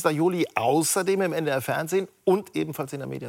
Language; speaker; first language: German; native; German